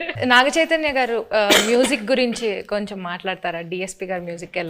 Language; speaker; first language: Telugu; native; Telugu